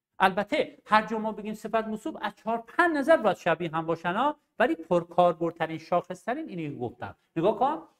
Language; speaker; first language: Persian; non-native, local second language; Arabic